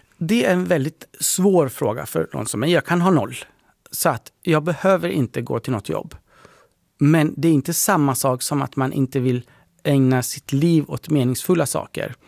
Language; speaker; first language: Swedish; early bilingual, other home language; Persian